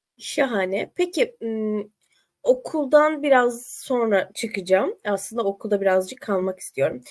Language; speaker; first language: Turkish; native; Turkish